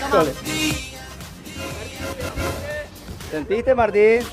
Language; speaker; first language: Spanish; native; Spanish